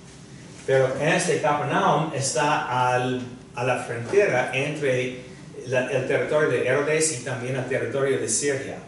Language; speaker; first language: Spanish; non-native, fluent; English